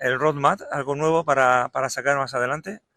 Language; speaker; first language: Spanish; native; Spanish